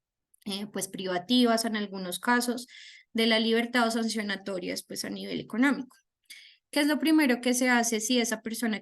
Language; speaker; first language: Spanish; native; Spanish